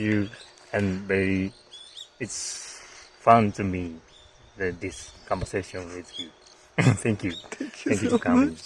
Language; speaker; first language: English; non-native, learner; Japanese